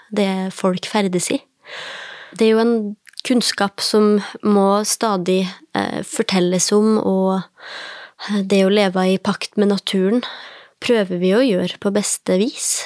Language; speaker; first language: Norwegian; native; Norwegian